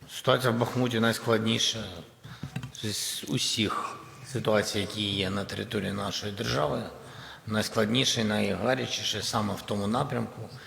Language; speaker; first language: Ukrainian; non-native, local second language; Russian